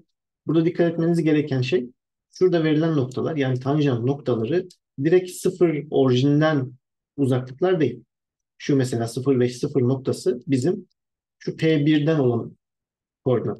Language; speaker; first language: Turkish; native; Turkish